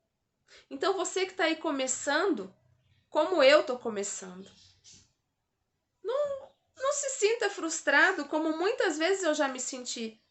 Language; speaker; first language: Portuguese; native; Portuguese